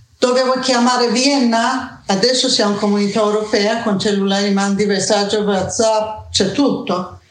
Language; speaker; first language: Italian; non-native, fluent; Persian